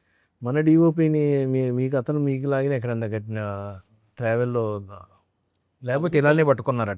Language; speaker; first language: Telugu; native; Telugu